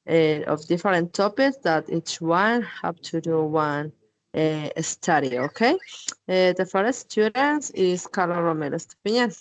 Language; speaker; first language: English; non-native, learner; Spanish